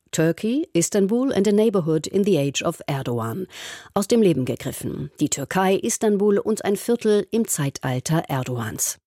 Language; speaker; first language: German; native; German